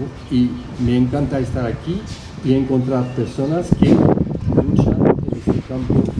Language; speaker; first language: Spanish; early bilingual, heritage; French